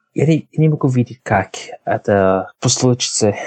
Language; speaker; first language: Russian; non-native, fluent; English